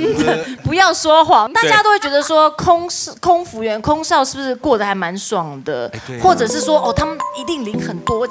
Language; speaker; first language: Chinese; native; Chinese